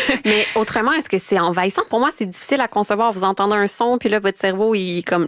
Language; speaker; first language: French; native; French